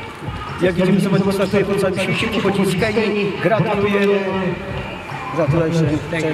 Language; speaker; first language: Polish; native; Polish